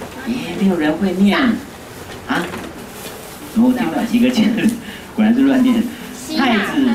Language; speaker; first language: Chinese; native; Chinese